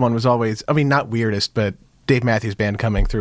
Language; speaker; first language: English; native; English